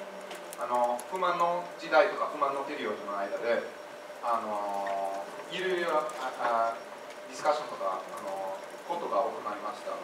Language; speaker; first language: Japanese; non-native, fluent; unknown